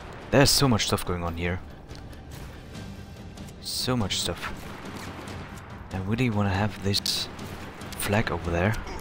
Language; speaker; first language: English; non-native, fluent; German